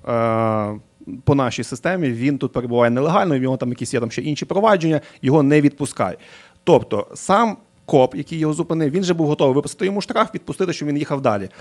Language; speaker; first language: Ukrainian; native; Ukrainian